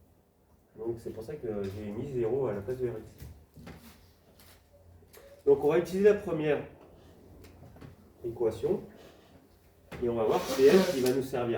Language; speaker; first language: French; native; French